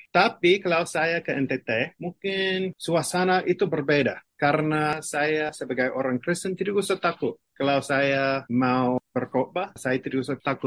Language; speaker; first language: Malay; non-native, fluent; English